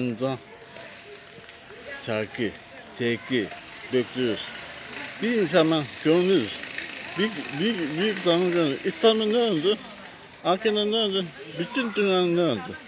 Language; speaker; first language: Turkish; non-native, learner; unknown